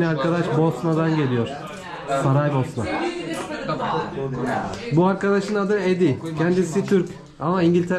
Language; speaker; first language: Turkish; native; Turkish